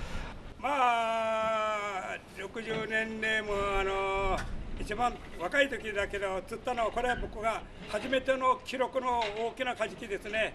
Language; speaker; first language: Japanese; native; Japanese